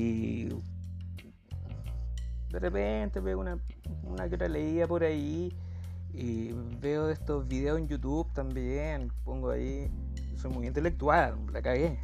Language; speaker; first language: Spanish; native; Spanish